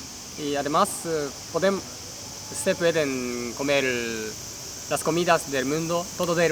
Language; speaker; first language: Spanish; non-native, learner; Japanese